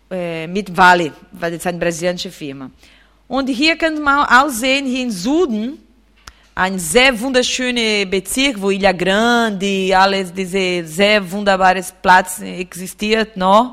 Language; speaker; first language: German; non-native, fluent; Portuguese